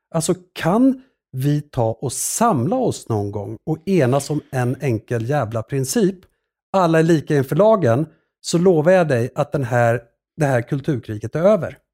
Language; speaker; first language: Swedish; early bilingual, other home language; Assyrian Neo-Aramaic